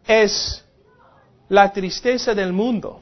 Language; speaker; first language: Spanish; non-native, fluent; English